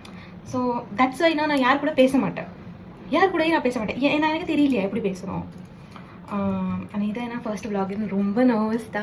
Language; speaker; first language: Tamil; non-native, learner; Marathi